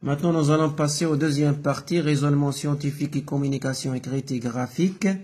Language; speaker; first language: French; non-native, local second language; Arabic